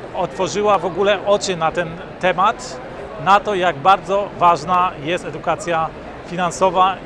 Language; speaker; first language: Polish; native; Polish